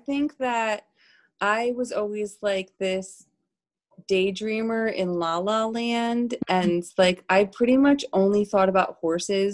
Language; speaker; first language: English; native; English